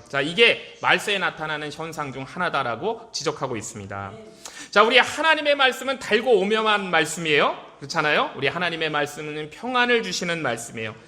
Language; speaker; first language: Korean; native; Korean